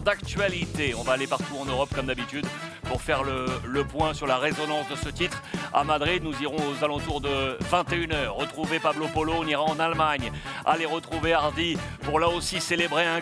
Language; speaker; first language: French; native; French